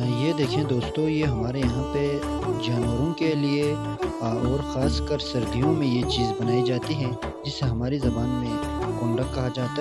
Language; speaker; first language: Hindi; non-native, local second language; Balti